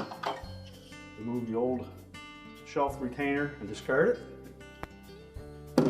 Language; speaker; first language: English; native; English